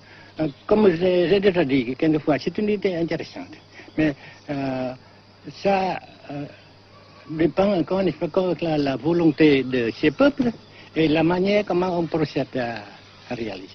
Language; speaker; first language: French; non-native, fluent; Vietnamese